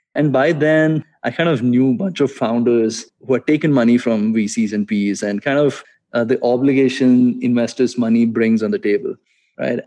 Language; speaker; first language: English; non-native, local second language; Hindi